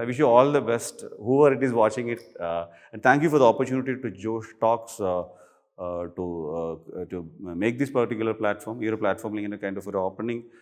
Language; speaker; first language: English; non-native, local second language; Malayalam